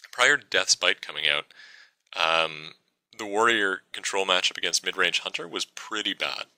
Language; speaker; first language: English; native; English